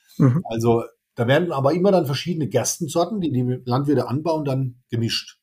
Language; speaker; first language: German; native; German